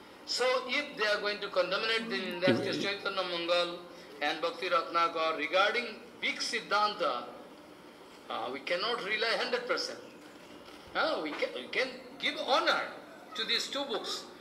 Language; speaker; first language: English; non-native, local second language; Bangla